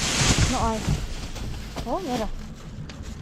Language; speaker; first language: Spanish; non-native, learner; Filipino